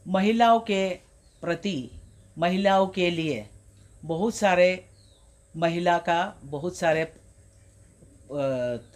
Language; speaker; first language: Hindi; non-native, local second language; Adi